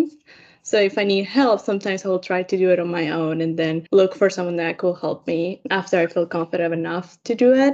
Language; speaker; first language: English; non-native, fluent; Spanish